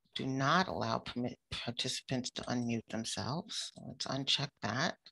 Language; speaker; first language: English; native; English